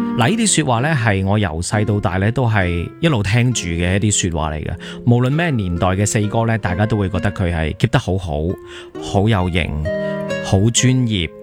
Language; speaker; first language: Cantonese; native; Cantonese